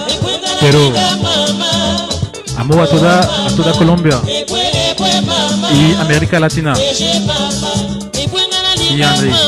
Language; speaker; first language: Spanish; non-native, learner; French